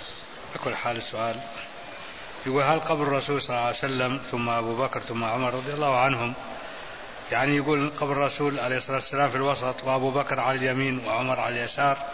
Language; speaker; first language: Arabic; native; Arabic